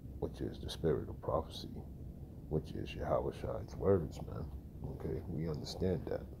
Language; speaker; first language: English; native; English